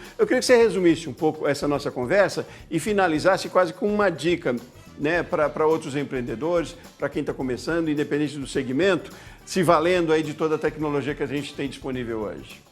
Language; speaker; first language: Portuguese; native; Portuguese